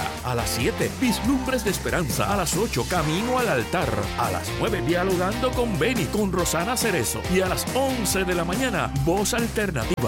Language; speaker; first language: Spanish; native; Spanish